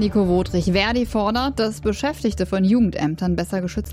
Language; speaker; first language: German; native; German